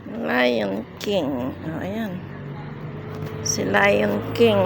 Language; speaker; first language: Filipino; native; Filipino